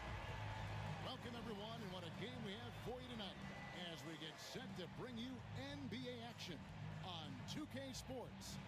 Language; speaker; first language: English; native; English